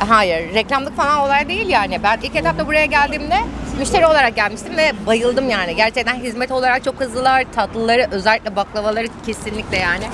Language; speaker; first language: Turkish; native; Turkish